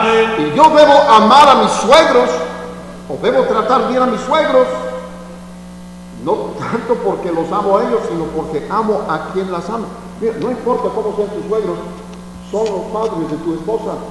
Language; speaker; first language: Spanish; non-native, fluent; English